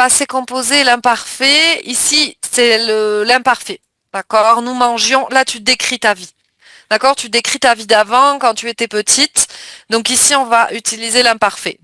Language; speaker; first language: French; native; French